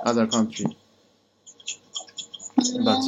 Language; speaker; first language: English; non-native, learner; Japanese